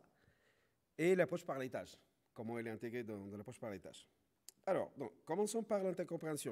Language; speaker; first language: French; non-native, fluent; Spanish